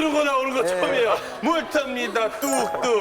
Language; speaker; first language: Korean; native; Korean